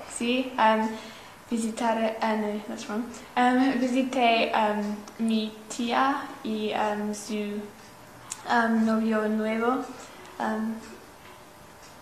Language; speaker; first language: Spanish; non-native, learner; English